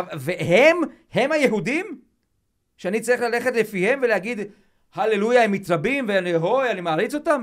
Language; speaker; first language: Hebrew; native; Hebrew